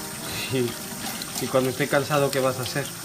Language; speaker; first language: Spanish; native; Spanish